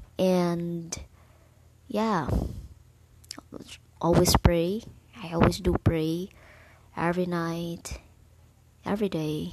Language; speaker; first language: English; non-native, local second language; Cebuano